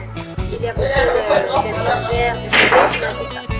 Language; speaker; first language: French; non-native, learner; Spanish